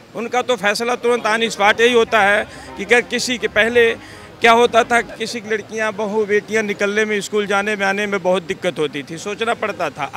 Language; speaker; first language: Hindi; native; Hindi